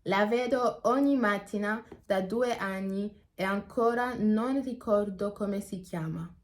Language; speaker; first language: Italian; non-native, learner; English